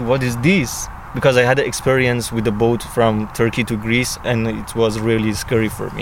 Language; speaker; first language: English; non-native, learner; Persian